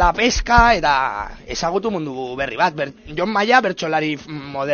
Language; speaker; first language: Basque; non-native, local second language; Spanish